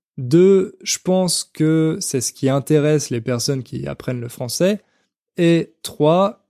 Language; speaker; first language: French; native; French